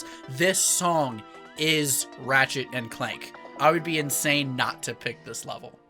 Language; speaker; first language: English; native; English